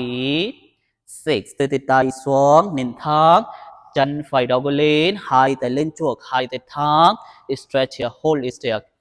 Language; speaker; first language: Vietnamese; non-native, learner; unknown